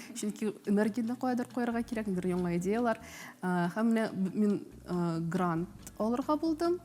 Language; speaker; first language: Tatar; native; Tatar